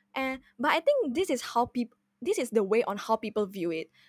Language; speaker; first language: English; non-native, fluent; Indonesian